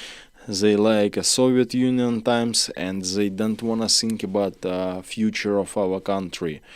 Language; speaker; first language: English; non-native, learner; Ukrainian